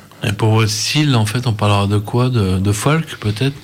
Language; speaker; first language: French; native; French